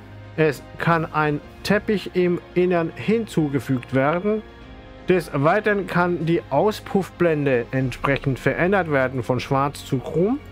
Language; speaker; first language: German; native; German